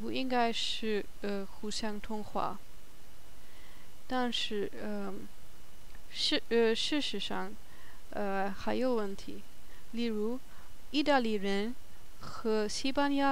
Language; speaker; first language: Chinese; non-native, learner; German